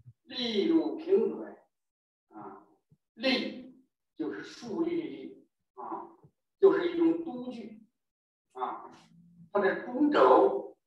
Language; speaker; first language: Chinese; native; Chinese